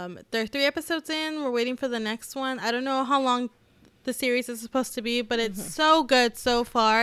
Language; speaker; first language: English; early bilingual, other home language; Spanish